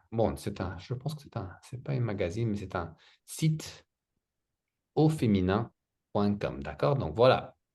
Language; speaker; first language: French; native; French